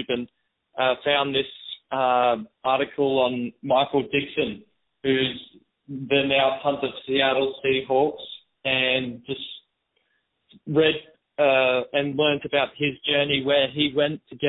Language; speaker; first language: English; native; English